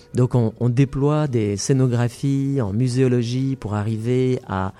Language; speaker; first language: French; native; French